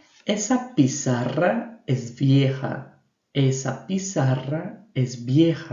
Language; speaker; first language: Spanish; non-native, fluent; Portuguese